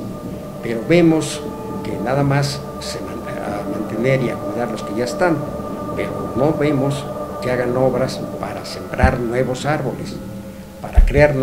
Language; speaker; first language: Spanish; native; Spanish